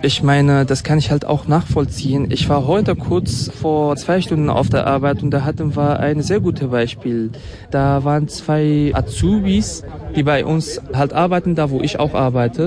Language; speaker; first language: German; non-native, fluent; Kurdish